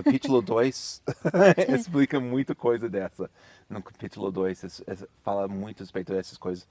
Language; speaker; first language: Portuguese; non-native, fluent; English